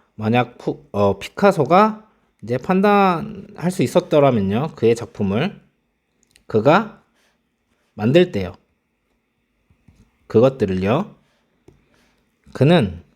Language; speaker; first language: Korean; native; Korean